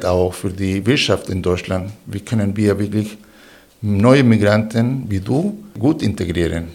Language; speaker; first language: German; non-native, fluent; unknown